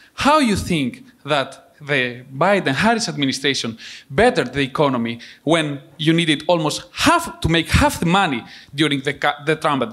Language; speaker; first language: English; non-native, fluent; Greek